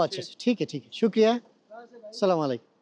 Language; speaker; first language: Hindi; non-native, fluent; Bangla